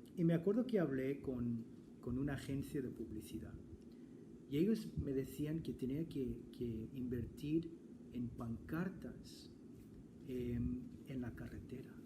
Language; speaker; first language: Spanish; non-native, fluent; English